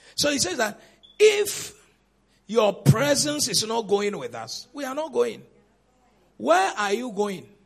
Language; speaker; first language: English; non-native, local second language; Akan